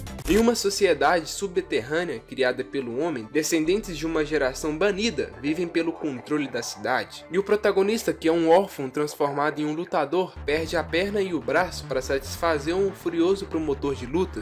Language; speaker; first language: Portuguese; native; Portuguese